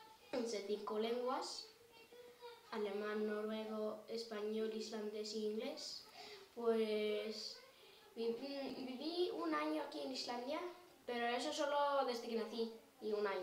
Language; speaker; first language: Spanish; early bilingual, other home language; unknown